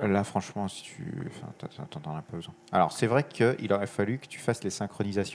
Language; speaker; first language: French; native; French